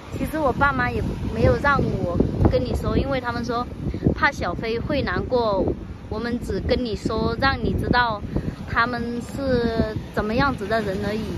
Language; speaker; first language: Chinese; non-native, fluent; Vietnamese